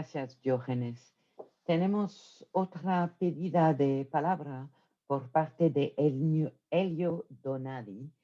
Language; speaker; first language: Spanish; non-native, fluent; French